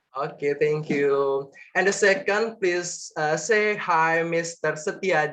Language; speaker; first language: English; non-native, learner; Indonesian